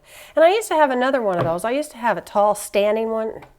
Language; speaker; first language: English; native; English